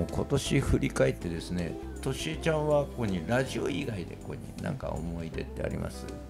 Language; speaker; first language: Japanese; native; Japanese